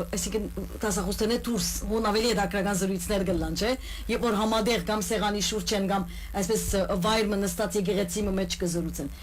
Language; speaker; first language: Armenian; early bilingual, heritage; Armenian